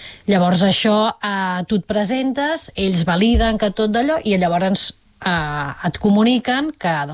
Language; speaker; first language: Catalan; native; Catalan